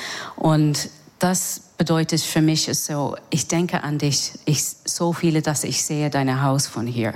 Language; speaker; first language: German; non-native, fluent; English